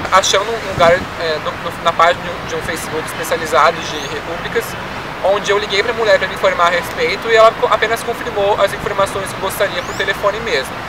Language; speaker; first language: Portuguese; native; Portuguese